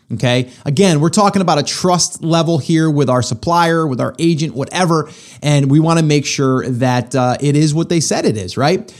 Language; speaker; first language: English; native; English